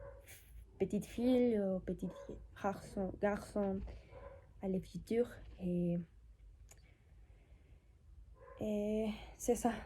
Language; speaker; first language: French; non-native, learner; Spanish